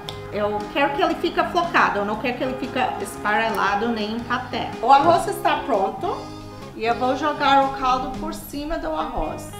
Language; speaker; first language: Portuguese; non-native, fluent; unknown